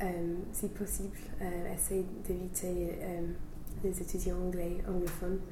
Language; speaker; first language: French; non-native, fluent; English